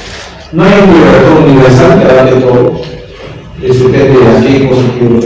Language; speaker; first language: Spanish; native; Spanish